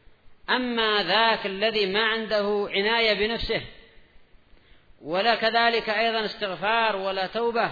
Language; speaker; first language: Arabic; native; Arabic